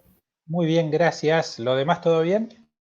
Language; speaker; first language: Spanish; native; Spanish